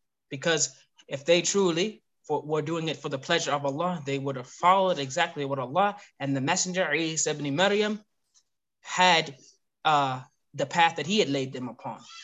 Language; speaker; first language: English; native; English